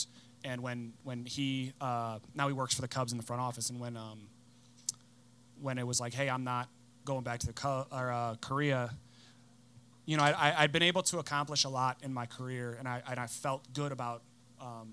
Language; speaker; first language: English; native; English